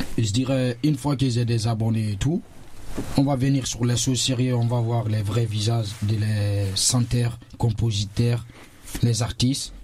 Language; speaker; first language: French; non-native, local second language; Susu